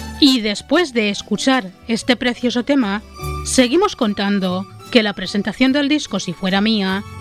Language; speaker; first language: Spanish; native; Spanish